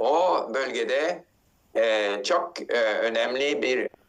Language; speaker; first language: Turkish; non-native, learner; English